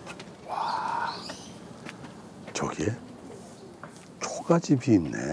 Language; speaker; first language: Korean; native; Korean